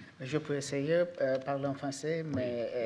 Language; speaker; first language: French; non-native, learner; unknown